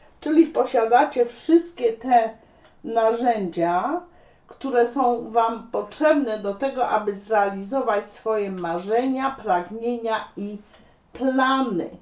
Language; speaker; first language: Polish; native; Polish